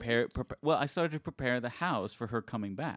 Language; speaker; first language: English; native; English